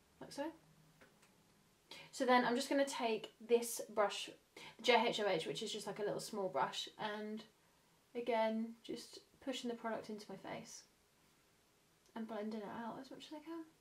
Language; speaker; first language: English; native; English